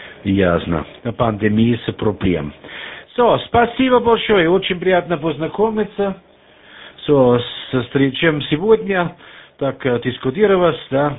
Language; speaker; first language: Russian; non-native, learner; German